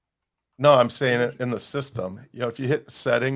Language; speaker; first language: English; native; English